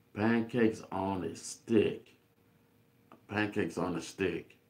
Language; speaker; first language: English; native; English